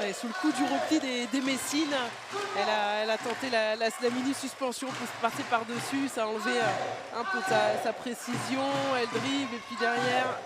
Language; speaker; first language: French; native; French